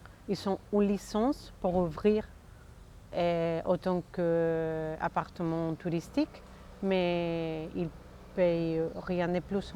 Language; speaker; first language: French; non-native, fluent; Spanish